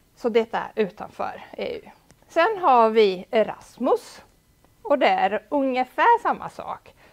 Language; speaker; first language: Swedish; non-native, fluent; Italian